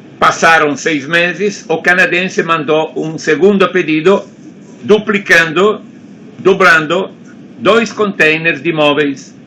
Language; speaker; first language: Portuguese; non-native, fluent; Italian